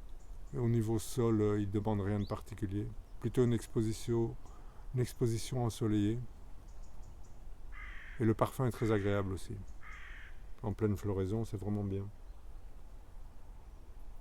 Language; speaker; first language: French; native; French